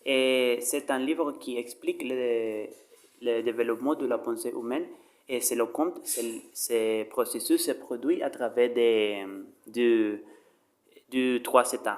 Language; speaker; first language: French; non-native, learner; Spanish